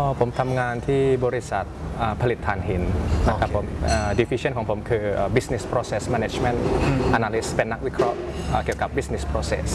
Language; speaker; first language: Thai; early bilingual, other home language; Indonesian